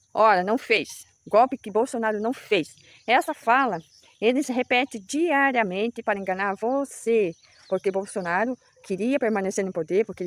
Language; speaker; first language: Portuguese; native; Portuguese